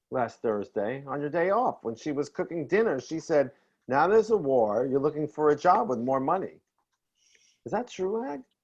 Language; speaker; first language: English; native; English